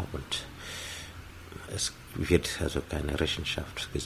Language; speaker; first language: German; non-native, fluent; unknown